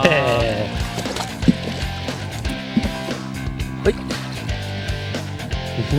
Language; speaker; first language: Japanese; native; Japanese